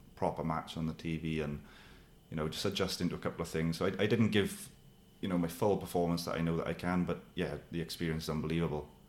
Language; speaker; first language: English; native; English